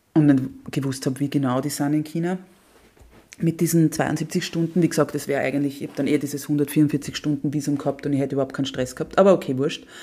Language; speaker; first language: German; native; German